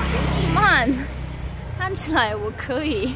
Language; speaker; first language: Chinese; non-native, learner; Korean